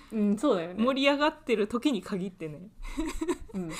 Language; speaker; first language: Japanese; native; Japanese